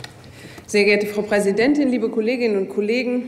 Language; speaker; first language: German; native; German